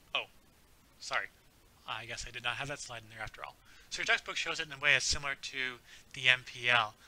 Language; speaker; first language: English; native; English